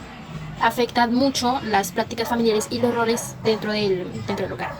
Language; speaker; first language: Spanish; native; Spanish